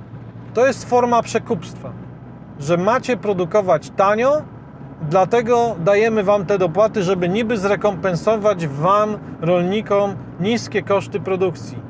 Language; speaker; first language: Polish; native; Polish